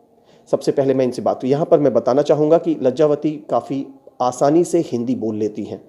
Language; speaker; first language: Hindi; native; Hindi